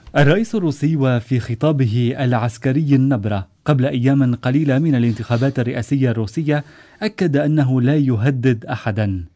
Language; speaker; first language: Arabic; native; Arabic